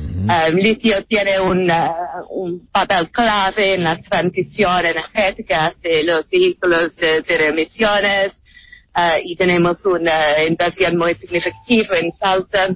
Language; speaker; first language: Spanish; non-native, fluent; English